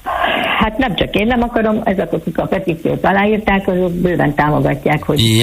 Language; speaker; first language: Hungarian; native; Hungarian